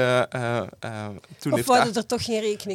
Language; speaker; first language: Dutch; native; Dutch